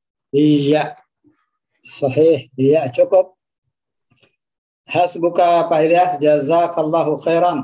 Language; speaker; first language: Indonesian; native; Indonesian